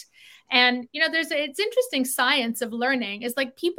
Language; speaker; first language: English; native; English